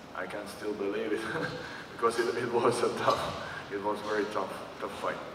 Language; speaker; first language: English; non-native, fluent; Czech